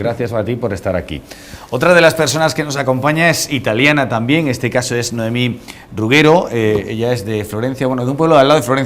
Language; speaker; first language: Spanish; native; Spanish